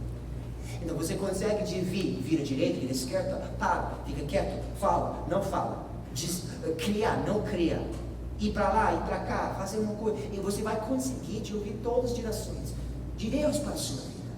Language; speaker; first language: Portuguese; non-native, fluent; English